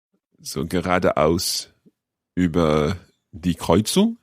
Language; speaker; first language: German; non-native, learner; English